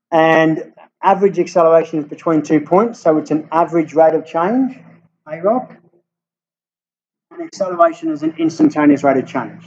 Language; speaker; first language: English; native; English